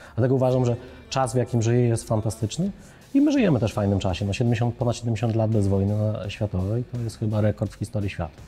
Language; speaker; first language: Polish; native; Polish